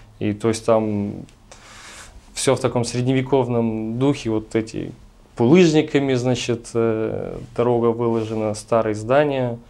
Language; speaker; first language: Russian; native; Russian